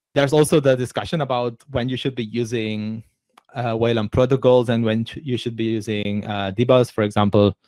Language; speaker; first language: English; non-native, fluent; Catalan